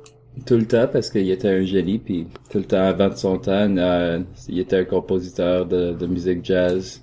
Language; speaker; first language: French; native; French